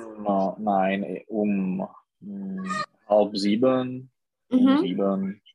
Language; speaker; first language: German; non-native, learner; Czech